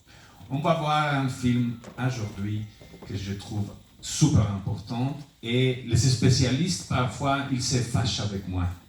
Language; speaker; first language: French; non-native, fluent; Spanish